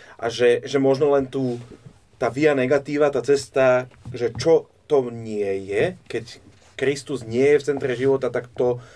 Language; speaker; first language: Slovak; native; Slovak